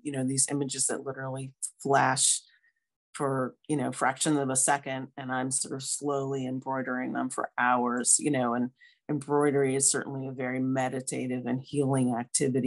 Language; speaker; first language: English; native; English